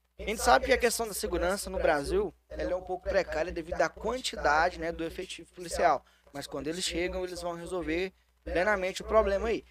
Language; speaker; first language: Portuguese; native; Portuguese